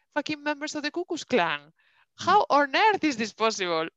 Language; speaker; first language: English; non-native, fluent; Spanish